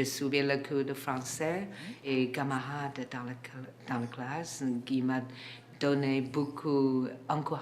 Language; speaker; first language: French; non-native, learner; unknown